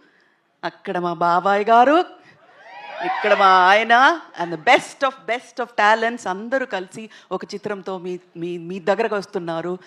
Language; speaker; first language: Telugu; non-native, local second language; Tamil